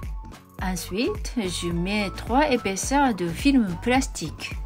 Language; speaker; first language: French; non-native, fluent; Japanese